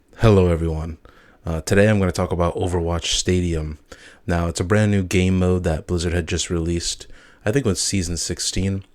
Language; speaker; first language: English; native; English